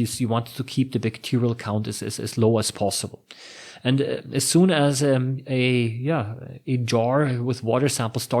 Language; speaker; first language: English; non-native, fluent; German